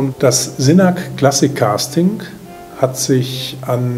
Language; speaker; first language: German; native; German